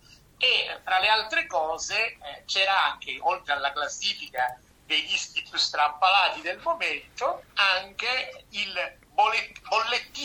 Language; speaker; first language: Italian; native; Italian